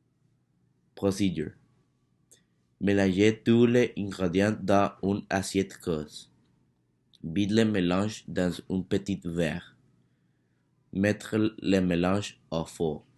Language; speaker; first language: French; non-native, learner; Spanish